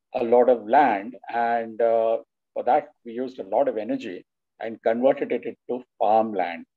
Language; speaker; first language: English; non-native, local second language; Telugu